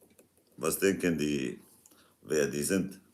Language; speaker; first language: German; non-native, fluent; Kurdish